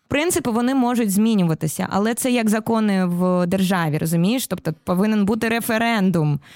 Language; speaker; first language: Ukrainian; non-native, local second language; Russian